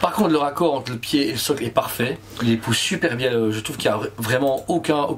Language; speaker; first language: French; native; French